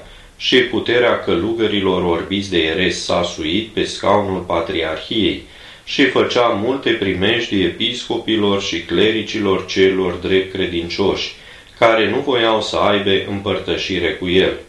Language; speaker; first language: Romanian; native; Romanian